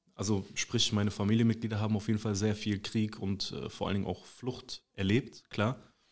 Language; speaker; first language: German; native; German